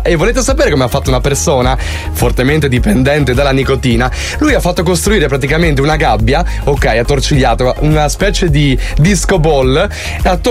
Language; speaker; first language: Italian; native; Italian